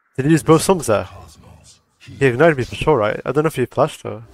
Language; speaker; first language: English; native; English